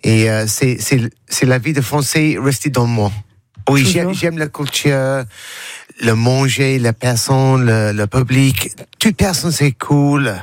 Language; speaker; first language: French; non-native, learner; English